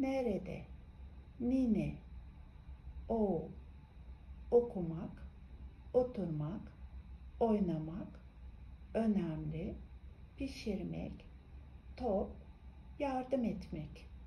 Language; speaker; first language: Turkish; non-native, fluent; Kazakh